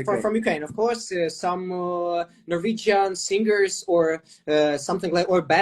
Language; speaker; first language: English; non-native, fluent; Ukrainian